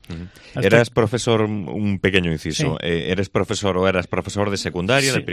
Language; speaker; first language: Spanish; native; Spanish